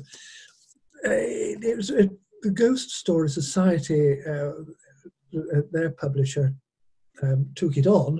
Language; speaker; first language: English; native; English